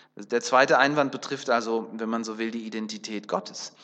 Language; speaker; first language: German; early bilingual, other home language; Russian